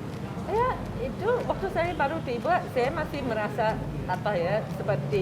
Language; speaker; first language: Indonesian; non-native, fluent; English